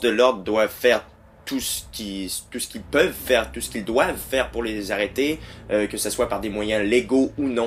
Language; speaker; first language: French; native; French